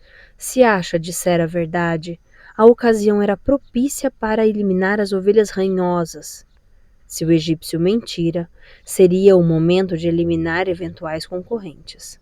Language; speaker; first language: Portuguese; native; Portuguese